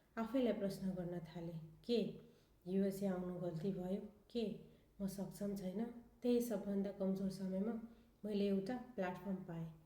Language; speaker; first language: Nepali; non-native, local second language; Maithili